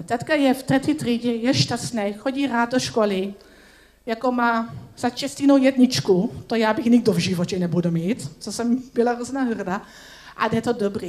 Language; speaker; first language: Czech; non-native, learner; Dutch